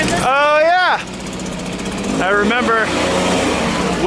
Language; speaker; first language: English; native; English